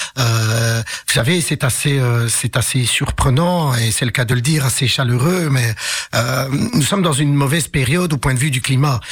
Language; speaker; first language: French; early bilingual, other home language; Arabic